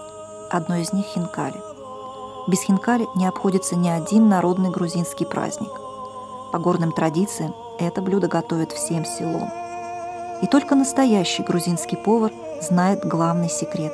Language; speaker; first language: Russian; native; Russian